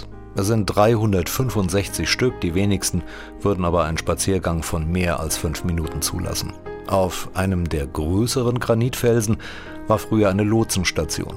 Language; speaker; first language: German; native; German